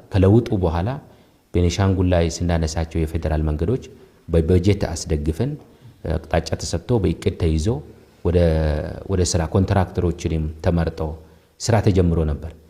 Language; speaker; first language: Amharic; non-native, local second language; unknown